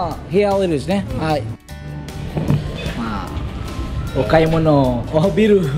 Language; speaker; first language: Japanese; non-native, fluent; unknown